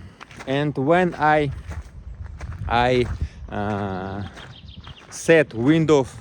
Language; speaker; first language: English; non-native, learner; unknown